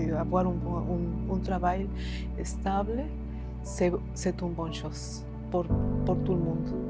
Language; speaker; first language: French; non-native, learner; Spanish